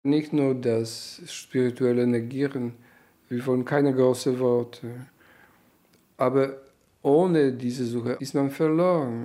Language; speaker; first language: German; non-native, fluent; Polish